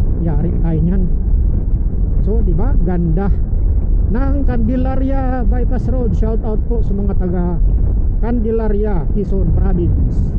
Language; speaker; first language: Filipino; non-native, local second language; Cebuano